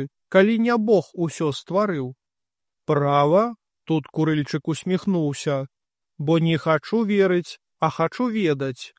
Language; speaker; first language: Belarusian; native; Belarusian